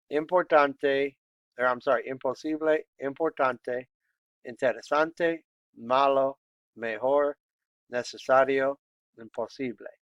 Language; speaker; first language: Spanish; non-native, fluent; English